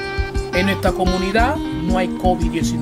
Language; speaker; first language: Spanish; native; Spanish